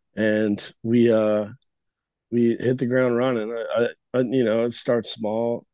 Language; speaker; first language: English; native; English